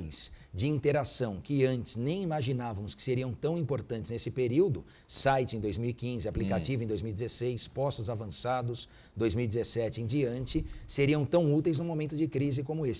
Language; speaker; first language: Portuguese; native; Portuguese